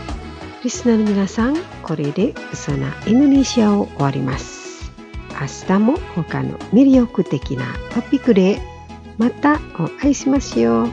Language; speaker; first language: Japanese; non-native, fluent; Indonesian